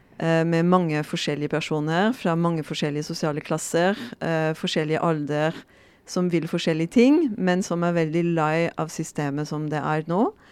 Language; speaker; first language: Norwegian; non-native, fluent; French